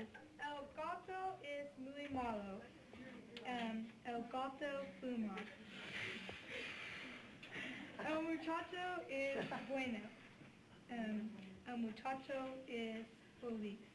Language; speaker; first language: Spanish; non-native, learner; English